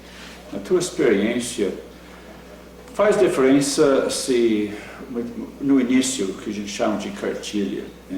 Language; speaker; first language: Portuguese; non-native, fluent; English